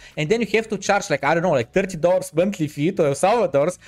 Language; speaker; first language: English; non-native, fluent; Bulgarian